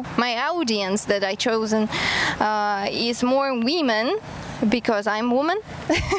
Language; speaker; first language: English; non-native, fluent; Kazakh